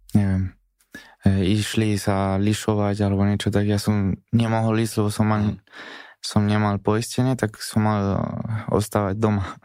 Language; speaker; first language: Slovak; non-native, fluent; Spanish